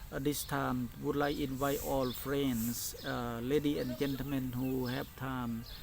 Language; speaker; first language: English; non-native, learner; Thai